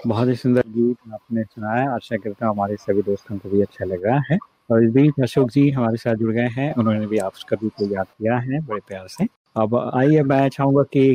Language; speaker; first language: Hindi; native; Hindi